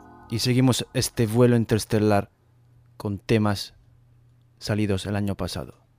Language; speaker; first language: Spanish; native; Spanish